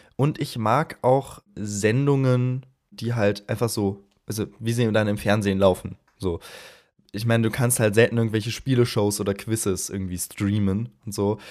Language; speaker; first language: German; native; German